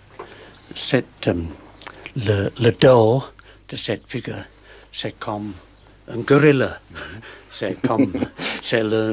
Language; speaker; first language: French; non-native, learner; English